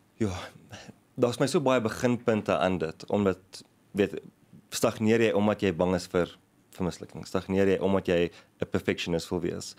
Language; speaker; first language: Afrikaans; native; Afrikaans